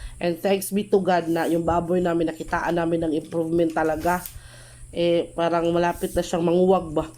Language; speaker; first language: Filipino; non-native, local second language; Cebuano